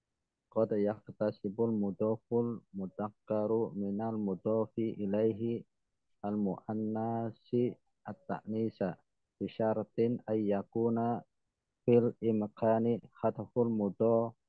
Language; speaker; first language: Arabic; non-native, learner; Indonesian